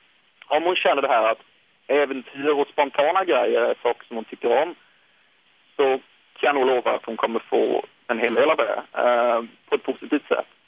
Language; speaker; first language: Swedish; native; Swedish